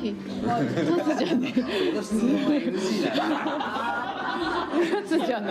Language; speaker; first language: Japanese; native; Japanese